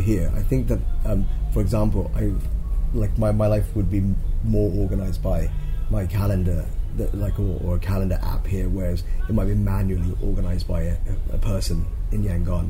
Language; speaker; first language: English; non-native, local second language; Cantonese